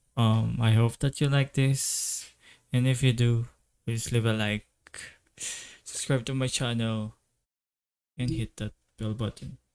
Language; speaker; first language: English; non-native, local second language; Filipino